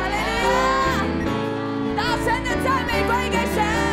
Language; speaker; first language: Chinese; native; Chinese